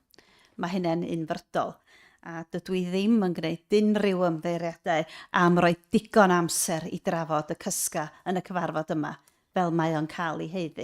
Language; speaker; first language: Welsh; native; Welsh